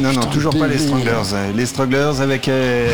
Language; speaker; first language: French; native; French